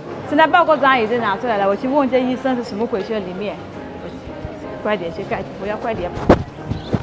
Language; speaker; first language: Chinese; non-native, fluent; Ganda